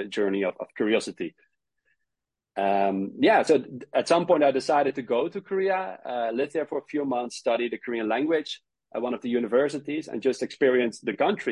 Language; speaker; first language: English; non-native, fluent; Dutch